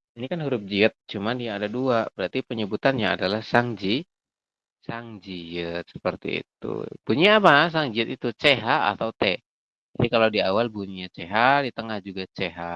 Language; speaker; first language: Indonesian; native; Indonesian